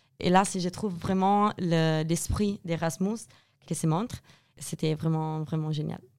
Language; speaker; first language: French; non-native, fluent; Italian